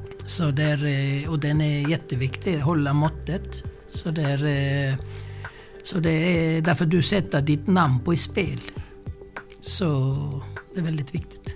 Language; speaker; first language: Swedish; non-native, fluent; Turkish